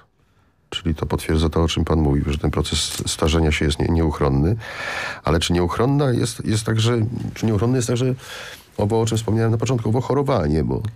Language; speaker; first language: Polish; native; Polish